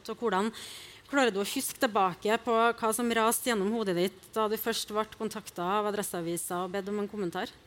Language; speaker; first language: Norwegian; native; Norwegian